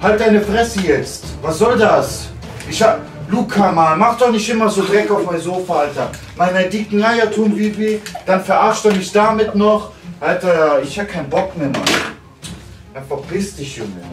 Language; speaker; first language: German; native; German